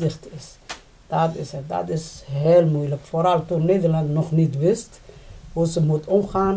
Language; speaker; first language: Dutch; non-native, learner; Somali